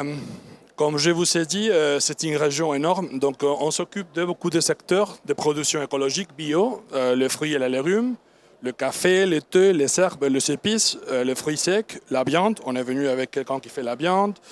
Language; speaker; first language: French; non-native, learner; Spanish